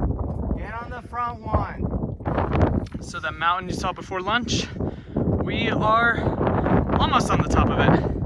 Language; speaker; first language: English; native; English